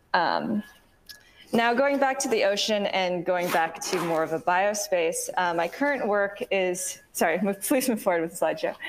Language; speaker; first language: English; native; English